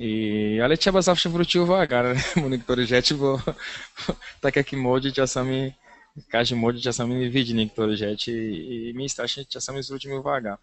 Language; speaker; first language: Polish; non-native, learner; Portuguese